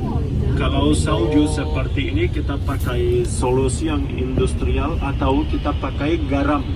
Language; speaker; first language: Indonesian; non-native, fluent; Turkish